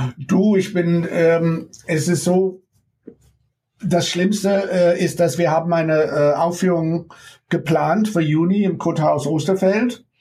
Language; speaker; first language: German; non-native, fluent; English